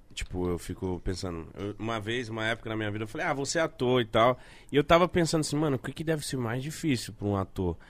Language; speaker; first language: Portuguese; native; Portuguese